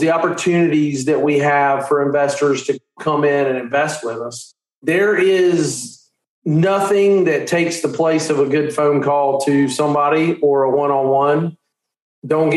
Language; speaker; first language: English; native; English